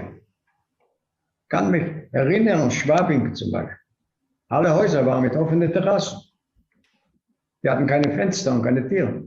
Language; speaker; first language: German; non-native, fluent; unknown